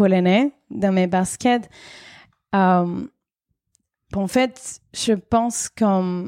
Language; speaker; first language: French; non-native, fluent; English